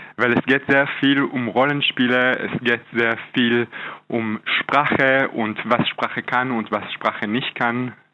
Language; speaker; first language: German; non-native, fluent; Hebrew